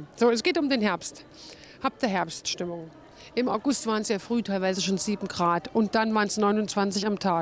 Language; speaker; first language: German; native; German